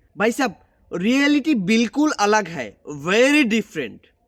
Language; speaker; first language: Hindi; non-native, learner; Bangla